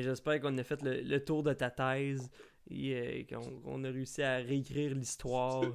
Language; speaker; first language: French; native; French